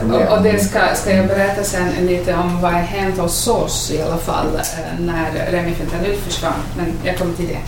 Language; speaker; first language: Swedish; non-native, fluent; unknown